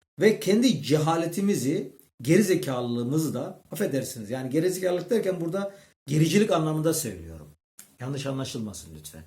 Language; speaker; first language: Turkish; early bilingual, heritage; Turkish